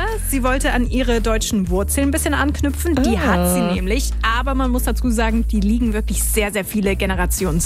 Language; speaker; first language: German; native; German